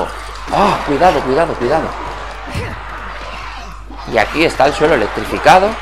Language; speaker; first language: Spanish; native; Spanish